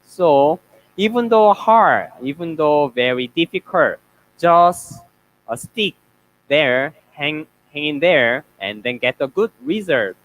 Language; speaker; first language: English; non-native, learner; Korean